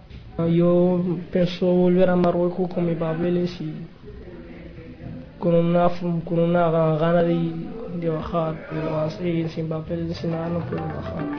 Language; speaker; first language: Spanish; non-native, learner; Arabic